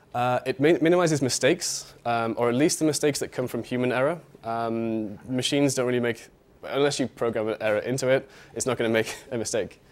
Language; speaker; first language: English; native; English